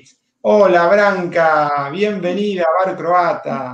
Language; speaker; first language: Spanish; native; Spanish